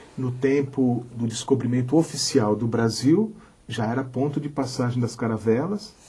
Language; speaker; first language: Portuguese; native; Portuguese